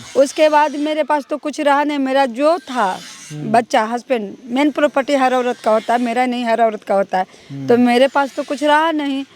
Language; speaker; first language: Hindi; native; Hindi